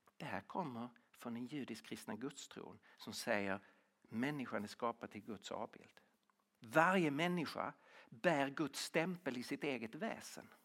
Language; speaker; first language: Swedish; native; Swedish